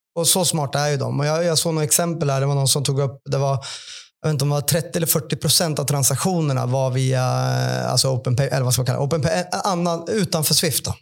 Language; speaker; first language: Swedish; native; Swedish